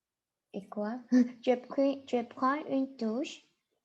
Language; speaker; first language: French; non-native, learner; Chinese